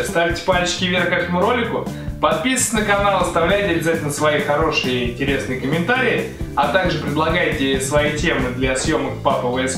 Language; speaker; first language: Russian; native; Russian